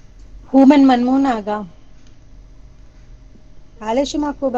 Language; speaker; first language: Persian; non-native, learner; Urdu